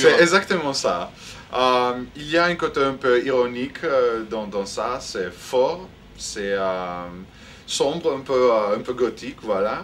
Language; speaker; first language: French; non-native, fluent; Greek